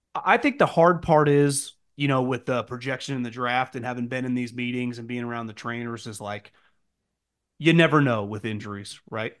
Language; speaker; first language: English; native; English